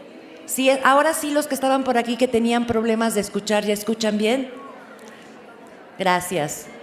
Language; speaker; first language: Spanish; native; Spanish